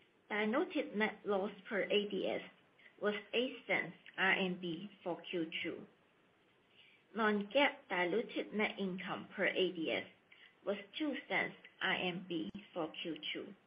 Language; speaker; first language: English; non-native, fluent; Chinese